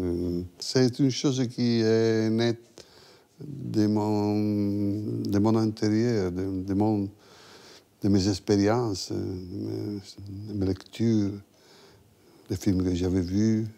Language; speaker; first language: French; non-native, fluent; Italian